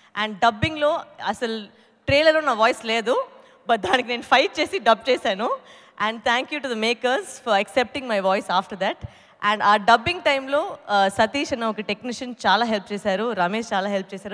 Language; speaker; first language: Telugu; non-native, local second language; Tamil